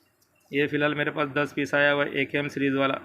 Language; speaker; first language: Hindi; native; Hindi